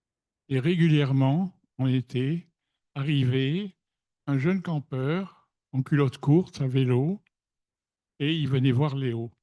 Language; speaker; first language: French; native; French